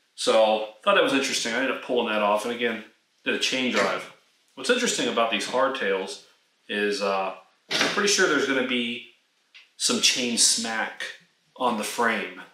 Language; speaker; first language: English; native; English